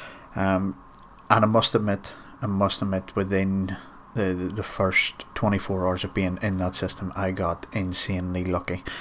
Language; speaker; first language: English; native; English